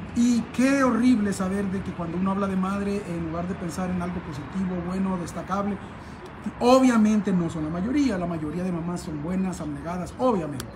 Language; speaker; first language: Spanish; native; Spanish